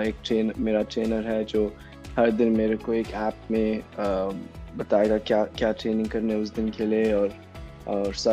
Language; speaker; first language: Hindi; non-native, local second language; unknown